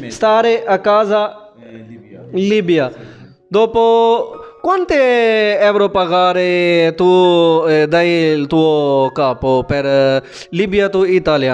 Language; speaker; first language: Italian; non-native, learner; Urdu